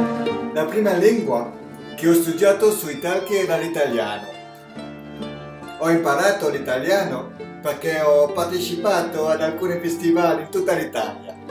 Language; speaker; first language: Italian; non-native, fluent; French